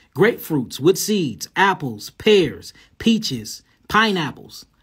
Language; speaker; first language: English; native; English